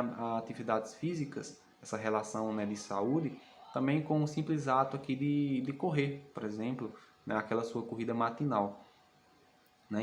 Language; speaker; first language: Portuguese; native; Portuguese